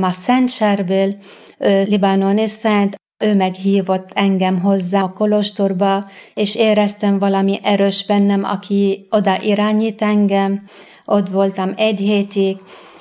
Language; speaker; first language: Hungarian; non-native, fluent; Arabic